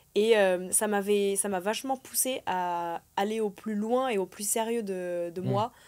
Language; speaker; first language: French; native; French